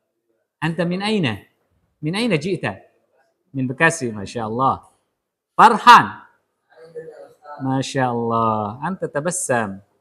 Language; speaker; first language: Arabic; non-native, fluent; Indonesian